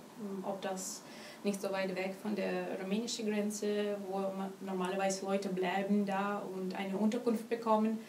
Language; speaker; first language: German; non-native, learner; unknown